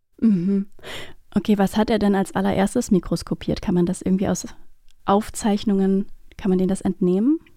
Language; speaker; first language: German; native; German